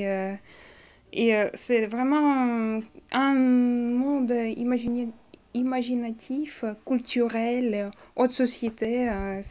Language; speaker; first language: French; non-native, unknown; Russian